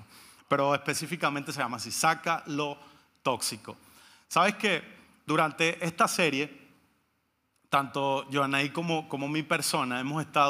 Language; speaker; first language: Spanish; native; Spanish